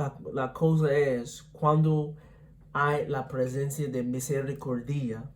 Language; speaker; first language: Spanish; non-native, learner; English